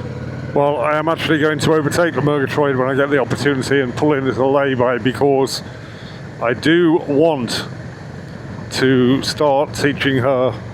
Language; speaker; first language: English; native; English